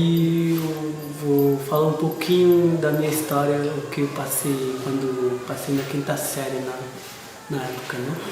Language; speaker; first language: Portuguese; non-native, local second language; Guarani